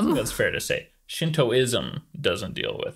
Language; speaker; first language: English; native; English